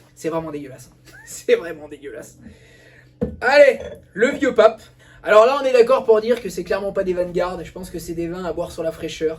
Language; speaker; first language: French; native; French